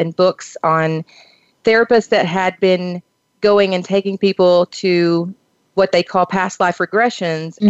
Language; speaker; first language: English; native; English